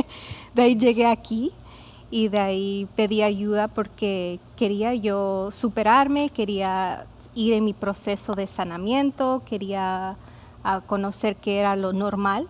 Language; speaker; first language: Spanish; early bilingual, heritage; Spanish